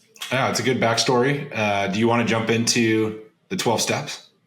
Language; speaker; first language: English; native; English